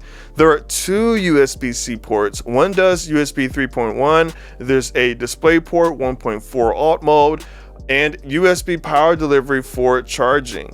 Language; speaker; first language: English; native; English